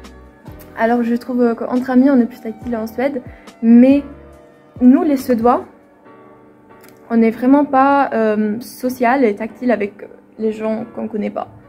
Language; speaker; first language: French; non-native, fluent; Swedish